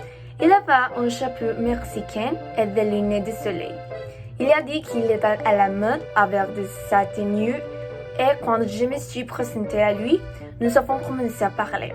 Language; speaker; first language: French; non-native, learner; Spanish